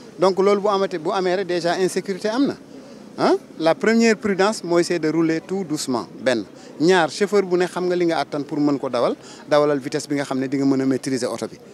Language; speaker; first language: Wolof; non-native, local second language; Fula